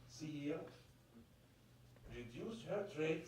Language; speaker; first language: English; non-native, fluent; Arabic